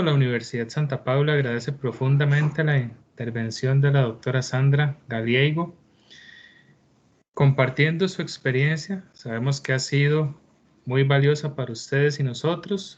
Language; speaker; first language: Spanish; native; Spanish